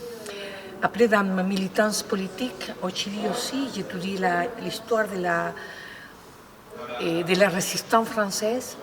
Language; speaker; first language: French; non-native, fluent; Spanish